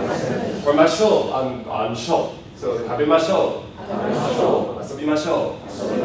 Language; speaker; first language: Japanese; non-native, fluent; English